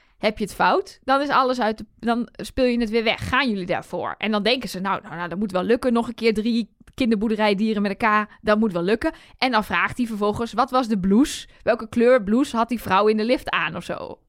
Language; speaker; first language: Dutch; native; Dutch